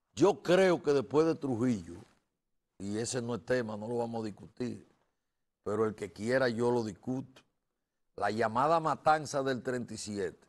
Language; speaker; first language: Spanish; native; Spanish